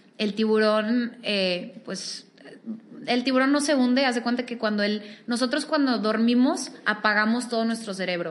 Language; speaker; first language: Spanish; native; Spanish